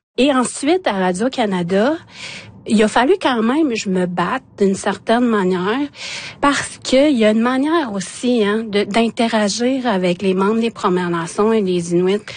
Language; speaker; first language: French; non-native, local second language; Innu-aimun